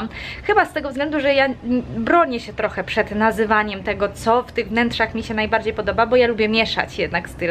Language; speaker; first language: Polish; native; Polish